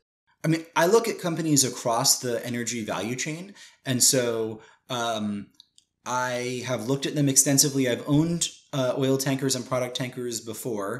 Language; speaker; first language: English; native; English